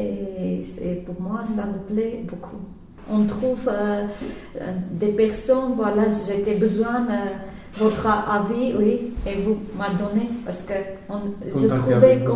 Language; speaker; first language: French; non-native, learner; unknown